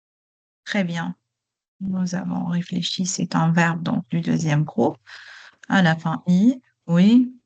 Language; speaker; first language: French; non-native, local second language; Arabic